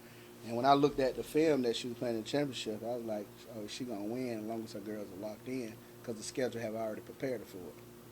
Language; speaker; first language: English; native; English